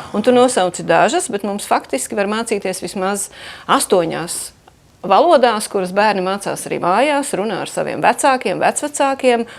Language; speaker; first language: Latvian; native; Latvian